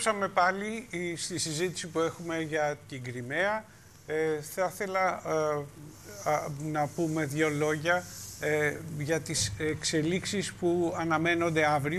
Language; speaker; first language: Greek; native; Greek